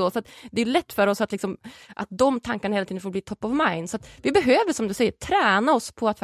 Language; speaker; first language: Swedish; native; Swedish